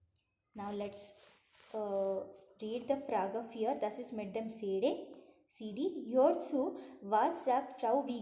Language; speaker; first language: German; non-native, fluent; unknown